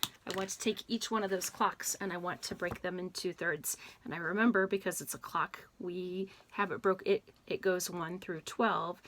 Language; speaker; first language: English; native; English